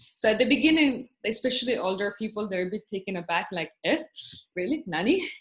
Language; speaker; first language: English; non-native, fluent; Italian